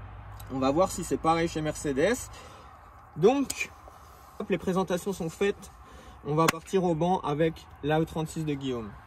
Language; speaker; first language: French; native; French